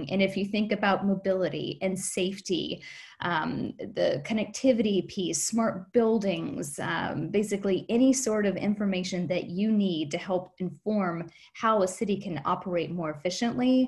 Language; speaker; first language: English; native; English